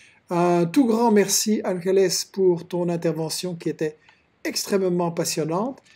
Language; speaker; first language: French; native; French